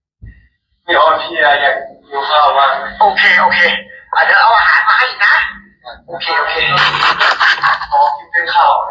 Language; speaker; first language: Thai; native; Thai